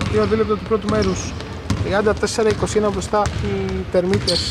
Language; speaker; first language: Greek; native; Greek